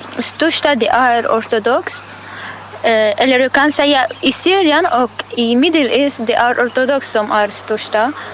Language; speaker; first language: Swedish; non-native, learner; Arabic